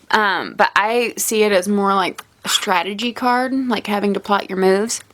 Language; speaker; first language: English; native; English